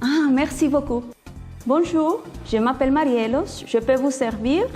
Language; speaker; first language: French; non-native, fluent; Spanish